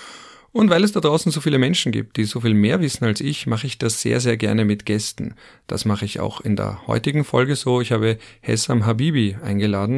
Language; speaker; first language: German; native; German